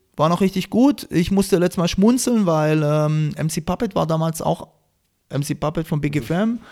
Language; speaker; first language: German; native; German